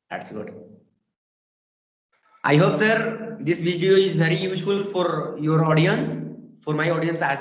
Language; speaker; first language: English; non-native, learner; Bhojpuri